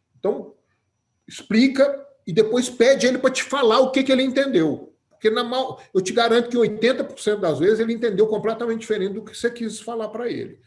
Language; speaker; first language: Portuguese; native; Portuguese